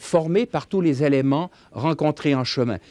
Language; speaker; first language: French; native; French